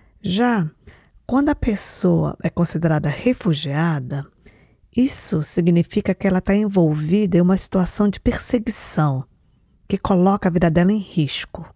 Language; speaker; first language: Portuguese; native; Portuguese